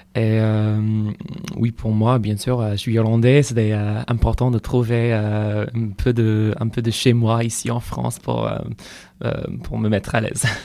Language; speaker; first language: French; non-native, fluent; English